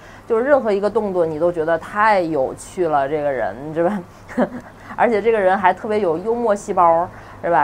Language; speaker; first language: Chinese; native; Chinese